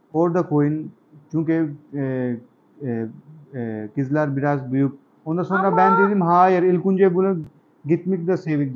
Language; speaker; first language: Turkish; non-native, learner; Urdu